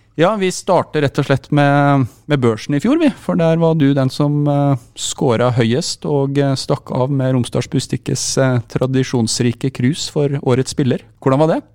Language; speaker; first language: Norwegian; native; Norwegian